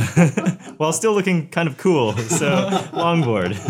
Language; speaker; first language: English; native; English